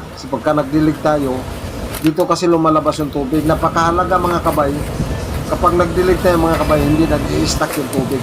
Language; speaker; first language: Filipino; non-native, local second language; Cebuano